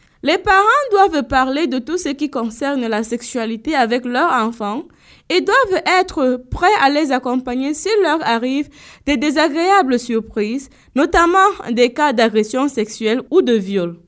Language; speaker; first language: French; non-native, local second language; Fula